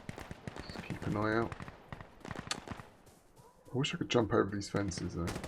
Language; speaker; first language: English; native; English